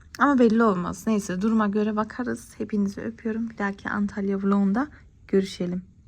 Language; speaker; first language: Turkish; early bilingual, heritage; Turkish